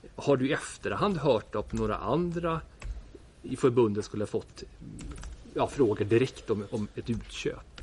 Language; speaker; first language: Swedish; native; Swedish